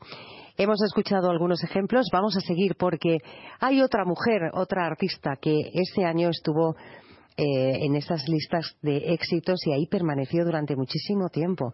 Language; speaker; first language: Spanish; native; Spanish